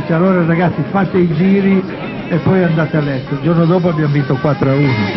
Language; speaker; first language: Italian; native; Italian